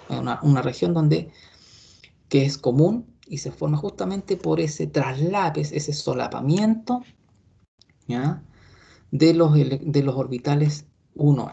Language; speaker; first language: Spanish; native; Spanish